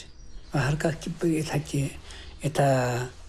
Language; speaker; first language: Hebrew; early bilingual, other home language; Amharic